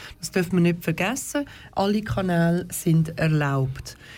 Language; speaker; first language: German; early bilingual, other home language; Turkish